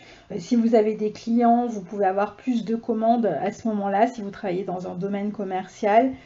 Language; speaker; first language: French; native; French